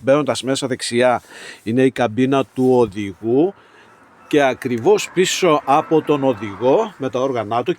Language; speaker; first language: Greek; native; Greek